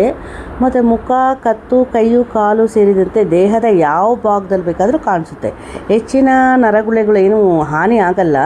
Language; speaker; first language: Kannada; native; Kannada